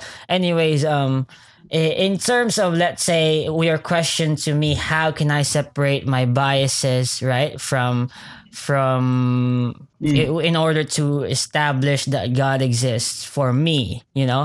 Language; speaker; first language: English; non-native, local second language; Filipino